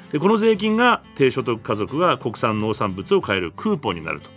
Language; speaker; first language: Japanese; native; Japanese